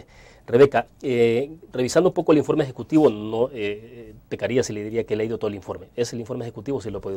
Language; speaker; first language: Spanish; native; Spanish